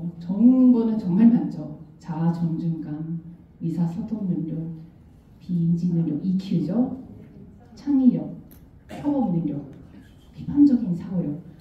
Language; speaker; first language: Korean; non-native, fluent; Japanese